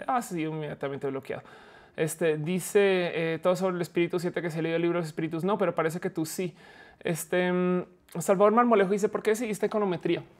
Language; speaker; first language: Spanish; native; Spanish